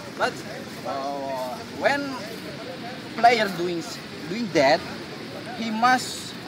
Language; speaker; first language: English; non-native, learner; Indonesian